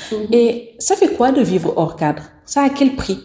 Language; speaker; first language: French; non-native, local second language; Wolof